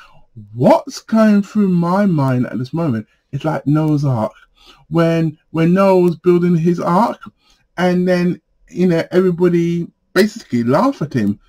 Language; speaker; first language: English; native; English